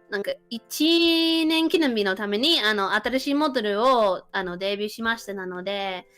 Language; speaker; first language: Japanese; non-native, learner; English